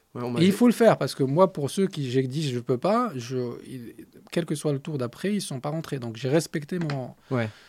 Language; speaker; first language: French; non-native, local second language; Tachelhit